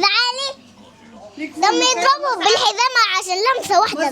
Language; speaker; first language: Arabic; native; Arabic